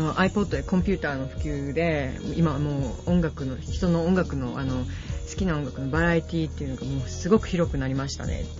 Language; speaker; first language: Japanese; native; Japanese